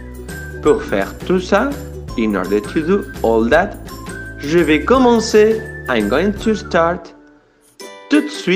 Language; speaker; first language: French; non-native, fluent; Spanish